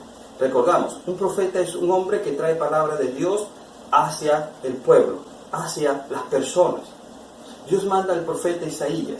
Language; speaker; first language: Spanish; native; Spanish